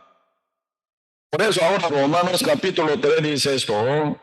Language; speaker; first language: Spanish; non-native, learner; Korean